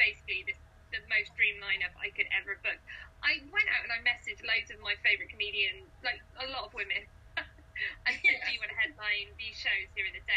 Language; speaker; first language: English; native; English